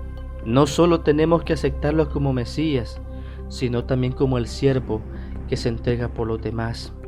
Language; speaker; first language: Spanish; native; Spanish